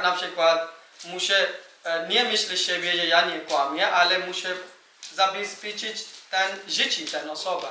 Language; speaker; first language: Polish; non-native, learner; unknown